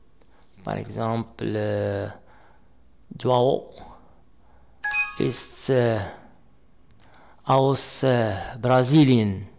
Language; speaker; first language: German; non-native, learner; Arabic